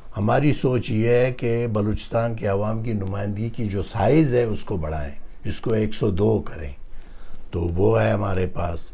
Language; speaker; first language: Urdu; non-native, local second language; Baluchi